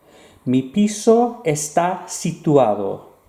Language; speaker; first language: Spanish; non-native, fluent; English